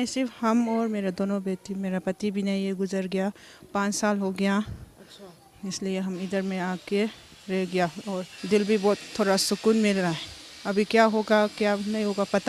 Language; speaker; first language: Hindi; non-native, local second language; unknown